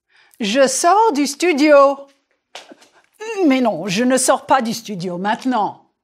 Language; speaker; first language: French; non-native, fluent; English